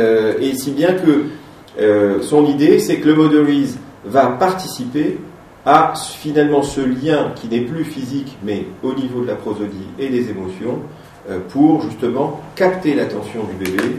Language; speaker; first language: French; native; French